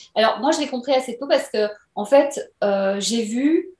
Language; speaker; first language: French; native; French